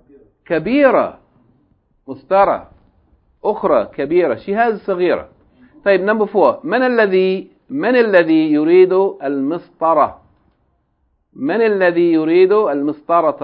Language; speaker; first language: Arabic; non-native, fluent; English